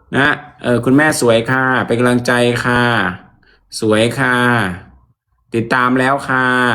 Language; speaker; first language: Thai; native; Thai